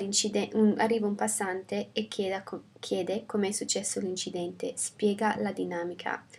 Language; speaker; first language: Italian; non-native, fluent; English